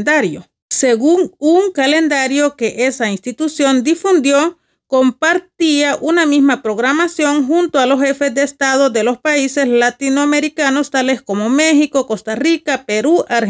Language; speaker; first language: Spanish; native; Spanish